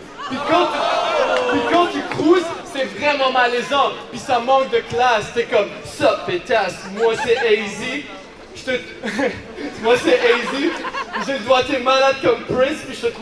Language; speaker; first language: French; native; French